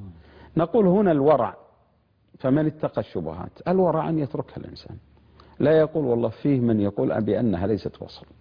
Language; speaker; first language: Arabic; native; Arabic